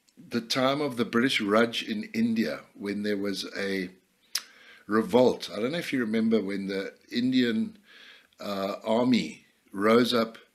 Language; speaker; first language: English; native; English